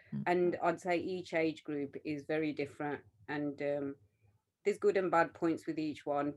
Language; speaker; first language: English; native; English